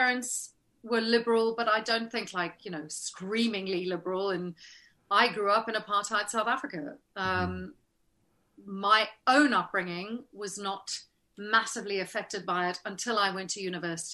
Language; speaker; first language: English; native; English